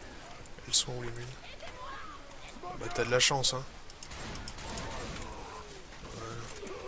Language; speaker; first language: French; native; French